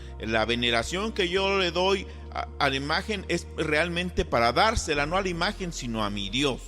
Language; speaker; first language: Spanish; native; Spanish